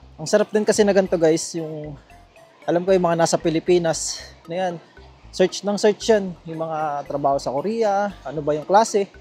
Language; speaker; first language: Filipino; native; Filipino